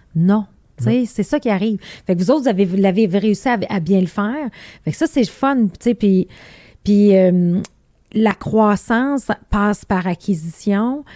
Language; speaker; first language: French; native; French